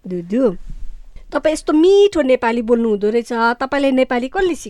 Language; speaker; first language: Nepali; native; Nepali